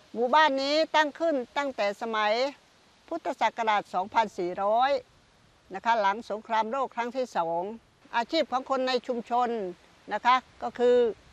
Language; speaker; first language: Thai; non-native, local second language; Khmer